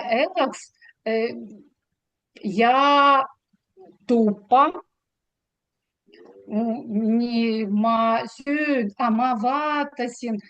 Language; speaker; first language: Estonian; non-native, learner; Russian